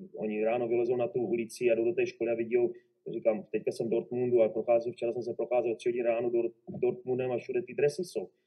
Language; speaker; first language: Czech; native; Czech